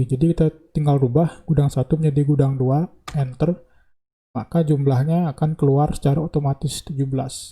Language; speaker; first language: Indonesian; native; Indonesian